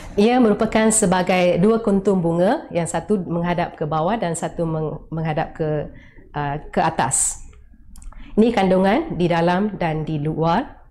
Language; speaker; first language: Malay; non-native, local second language; Tamil